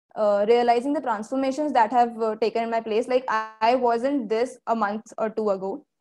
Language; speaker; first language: English; non-native, local second language; Hindi